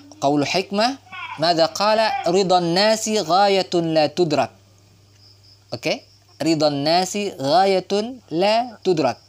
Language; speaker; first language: Arabic; non-native, fluent; Indonesian